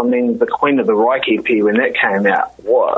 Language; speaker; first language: English; native; English